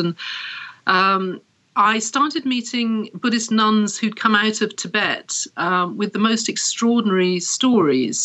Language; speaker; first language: English; native; English